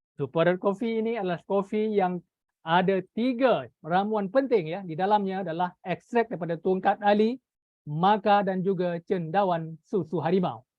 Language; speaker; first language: Malay; native; Malay